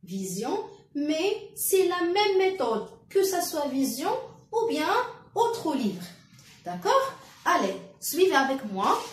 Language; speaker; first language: French; non-native, local second language; Arabic